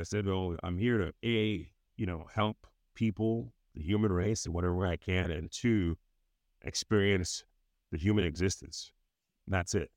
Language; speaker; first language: English; non-native, local second language; Yoruba